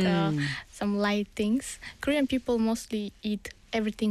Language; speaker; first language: English; non-native, fluent; Uzbek